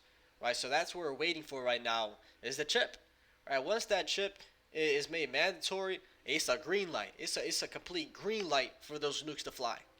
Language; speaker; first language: English; native; English